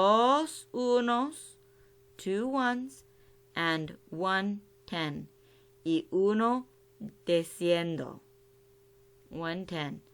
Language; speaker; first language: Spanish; non-native, learner; English